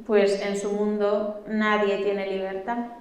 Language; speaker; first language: Spanish; native; Spanish